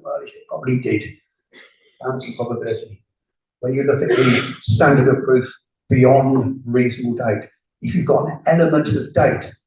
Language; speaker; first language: English; native; English